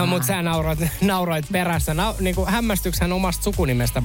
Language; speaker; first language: Finnish; native; Finnish